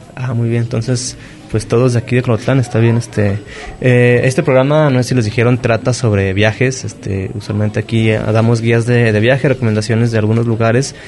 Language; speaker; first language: Spanish; native; Spanish